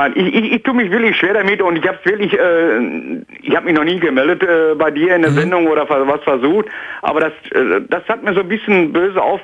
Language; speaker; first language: German; native; German